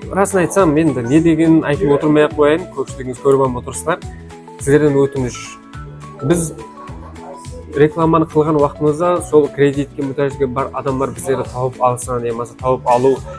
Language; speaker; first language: Uzbek; non-native, local second language; Kara-Kalpak